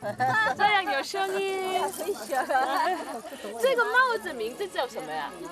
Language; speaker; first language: Chinese; non-native, learner; Korean